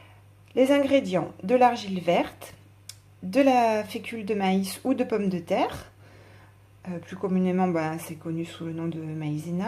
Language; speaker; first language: French; native; French